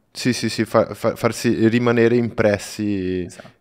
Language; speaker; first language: Italian; non-native, fluent; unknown